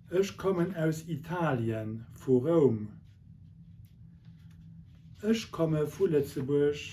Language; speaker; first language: German; non-native, local second language; Luxembourgish